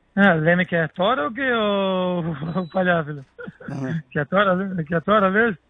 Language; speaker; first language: Greek; non-native, learner; Portuguese